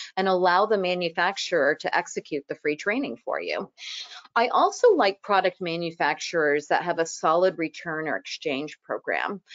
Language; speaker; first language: English; native; English